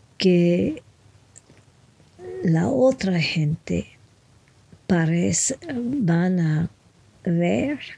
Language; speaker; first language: Spanish; non-native, fluent; French